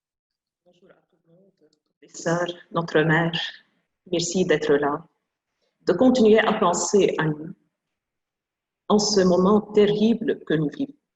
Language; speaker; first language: French; non-native, local second language; Arabic